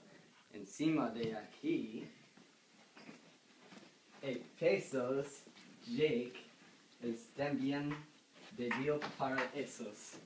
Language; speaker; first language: Spanish; non-native, learner; English